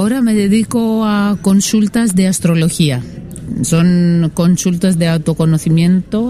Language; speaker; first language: Spanish; non-native, fluent; Greek